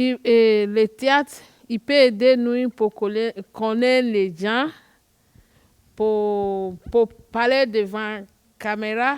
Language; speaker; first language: French; non-native, learner; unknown